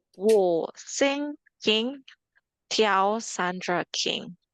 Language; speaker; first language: Chinese; non-native, learner; Filipino